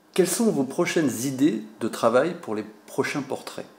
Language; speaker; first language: French; native; French